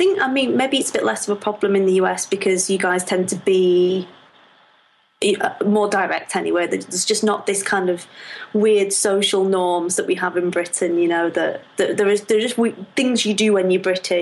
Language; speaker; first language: English; native; English